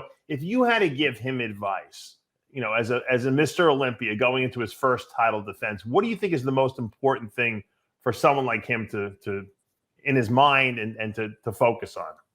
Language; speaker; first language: English; native; English